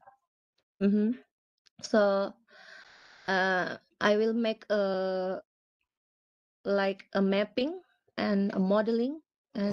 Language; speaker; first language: English; non-native, learner; Indonesian